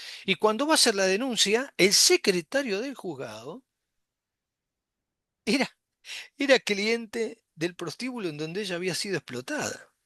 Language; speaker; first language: Spanish; native; Spanish